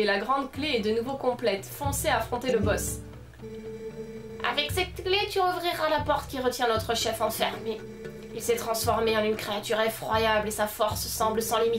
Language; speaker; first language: French; native; French